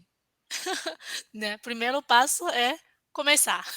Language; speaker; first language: Portuguese; non-native, fluent; Chinese